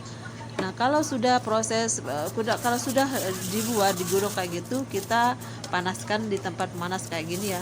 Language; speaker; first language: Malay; non-native, local second language; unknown